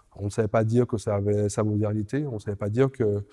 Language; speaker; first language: French; native; French